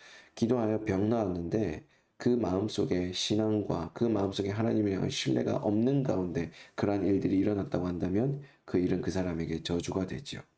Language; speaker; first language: Korean; native; Korean